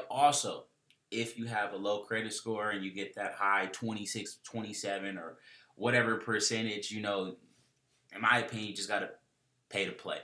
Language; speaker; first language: English; native; English